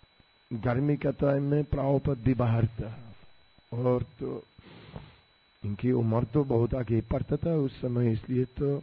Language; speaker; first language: Hindi; non-native, fluent; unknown